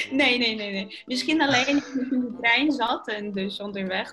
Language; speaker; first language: Dutch; non-native, fluent; Russian